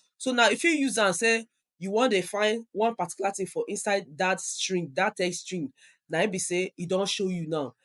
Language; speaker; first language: Nigerian Pidgin; non-native, local second language; Yoruba